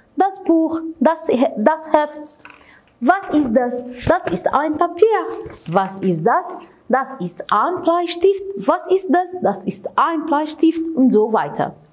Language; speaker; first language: German; non-native, fluent; Arabic